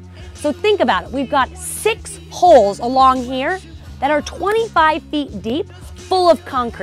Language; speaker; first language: English; native; English